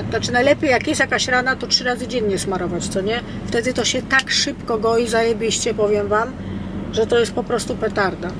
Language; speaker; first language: Polish; native; Polish